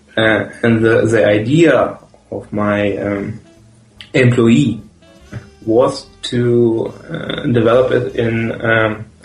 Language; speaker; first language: English; non-native, fluent; Russian